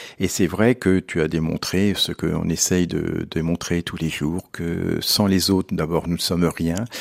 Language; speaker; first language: French; native; French